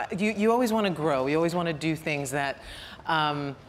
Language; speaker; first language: English; native; English